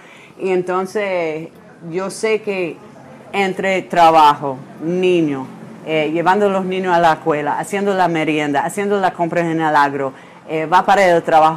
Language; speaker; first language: Spanish; non-native, fluent; English